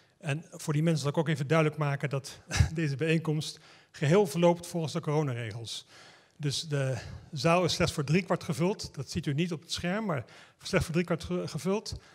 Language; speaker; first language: Dutch; native; Dutch